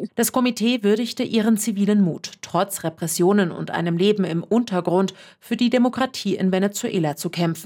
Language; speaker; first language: German; native; German